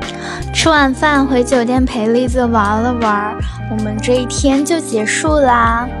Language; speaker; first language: Chinese; native; Chinese